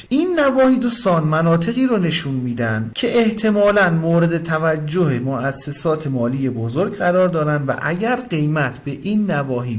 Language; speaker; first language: Persian; native; Persian